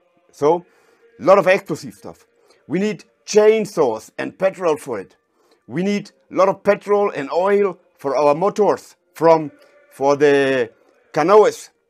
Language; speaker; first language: English; non-native, fluent; German